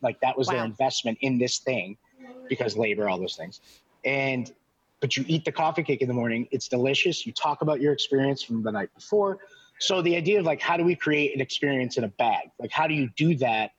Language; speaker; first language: English; native; English